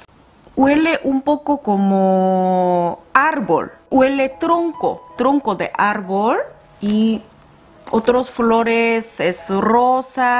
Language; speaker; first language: Spanish; non-native, learner; Korean